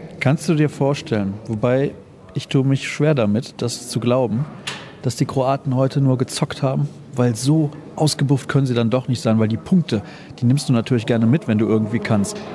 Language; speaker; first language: German; native; German